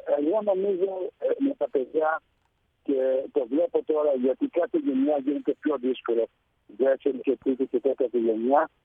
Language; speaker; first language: Greek; early bilingual, heritage; Greek